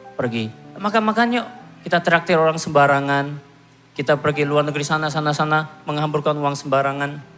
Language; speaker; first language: Indonesian; non-native, fluent; Korean